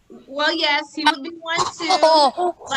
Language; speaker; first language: English; native; English